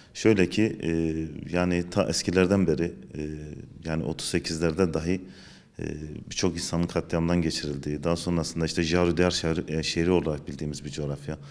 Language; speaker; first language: Turkish; non-native, local second language; Zaza